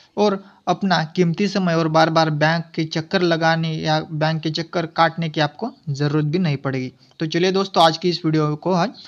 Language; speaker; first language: Hindi; non-native, local second language; Marathi